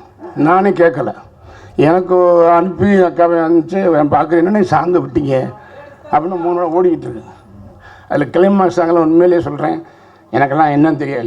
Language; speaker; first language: Tamil; native; Tamil